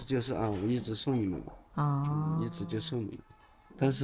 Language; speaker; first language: Chinese; native; Chinese